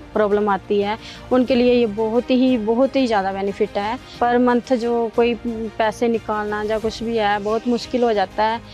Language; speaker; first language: Hindi; native; Hindi